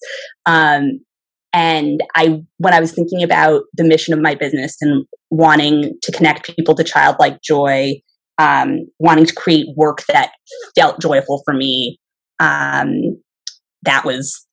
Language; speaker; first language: English; native; English